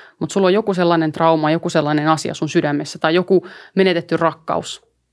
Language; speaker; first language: Finnish; early bilingual, other home language; Albanian